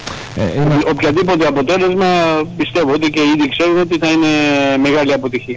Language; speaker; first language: Greek; non-native, fluent; Georgian